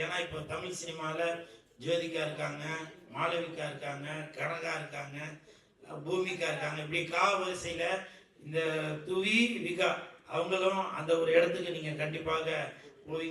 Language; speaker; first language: Tamil; native; Tamil